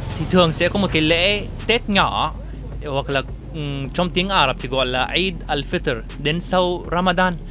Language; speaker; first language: Vietnamese; non-native, fluent; Arabic